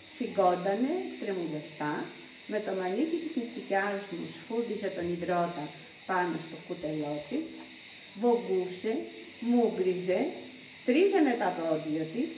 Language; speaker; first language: Greek; native; Greek